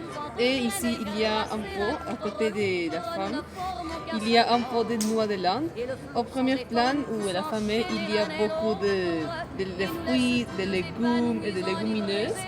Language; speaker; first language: French; non-native, learner; Spanish